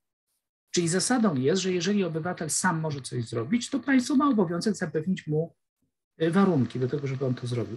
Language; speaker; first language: Polish; native; Polish